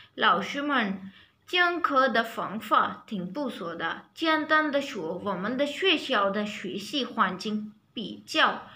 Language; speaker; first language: Chinese; non-native, learner; Urdu